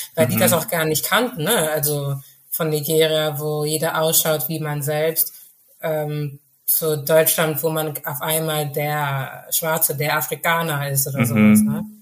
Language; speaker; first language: German; early bilingual, other home language; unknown